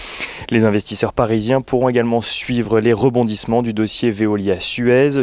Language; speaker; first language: French; native; French